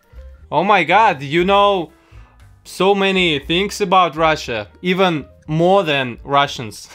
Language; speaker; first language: English; non-native, learner; Russian